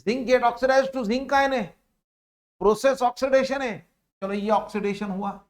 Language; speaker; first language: Hindi; non-native, local second language; Marathi